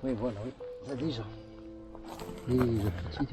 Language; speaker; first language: French; non-native, learner; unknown